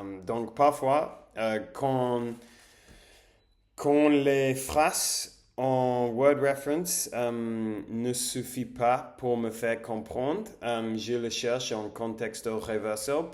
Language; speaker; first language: French; non-native, learner; English